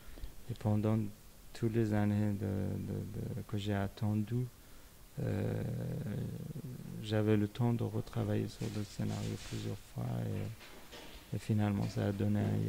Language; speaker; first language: French; non-native, fluent; Persian